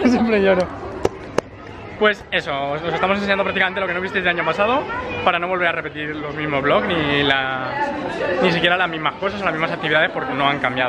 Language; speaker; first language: Spanish; native; Spanish